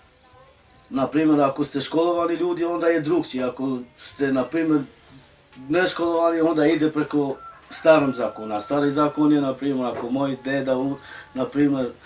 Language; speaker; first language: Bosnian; non-native, local second language; Romany